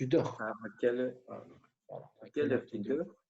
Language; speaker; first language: French; non-native, learner; Kurdish